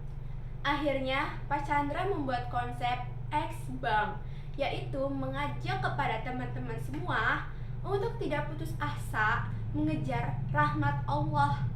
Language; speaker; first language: Indonesian; native; Indonesian